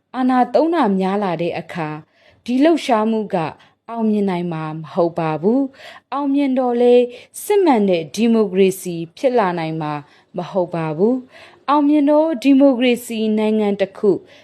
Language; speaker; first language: Burmese; non-native, local second language; Tedim Chin